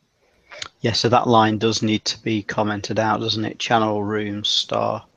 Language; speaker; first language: English; native; English